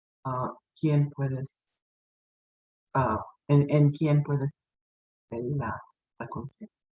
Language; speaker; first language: Spanish; non-native, fluent; English